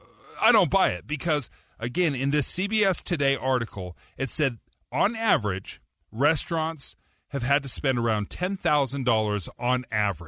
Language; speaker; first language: English; native; English